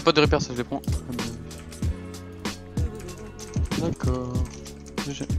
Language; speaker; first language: French; native; French